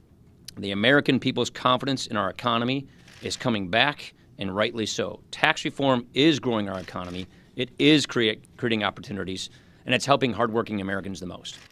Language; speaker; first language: English; native; English